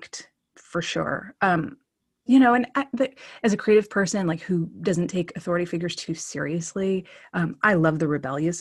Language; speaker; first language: English; native; English